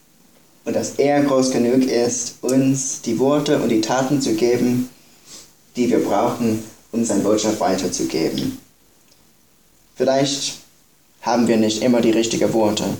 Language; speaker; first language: German; non-native, fluent; English